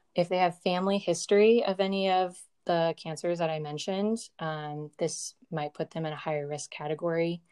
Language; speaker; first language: English; native; English